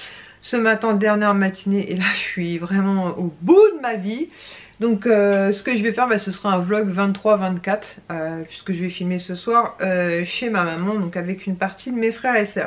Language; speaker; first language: French; native; French